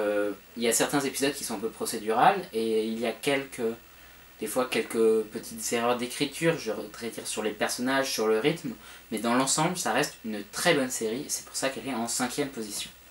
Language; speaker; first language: French; native; French